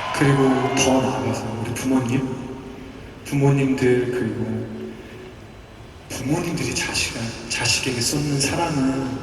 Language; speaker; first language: Korean; native; Korean